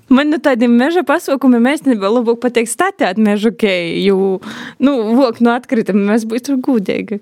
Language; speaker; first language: Latvian; native; Latvian